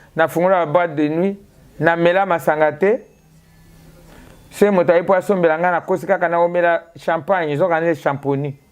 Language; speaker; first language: Lingala; native; Lingala